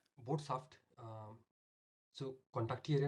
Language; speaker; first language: German; non-native, learner; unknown